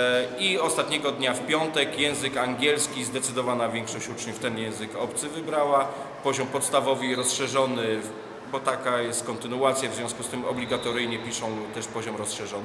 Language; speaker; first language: Polish; native; Polish